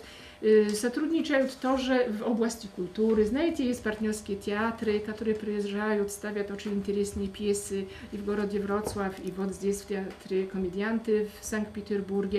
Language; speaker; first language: Russian; non-native, fluent; Polish